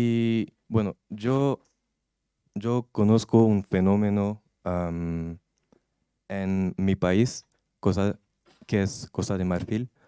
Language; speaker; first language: Spanish; non-native, learner; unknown